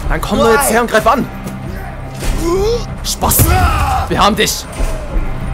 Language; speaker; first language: German; native; German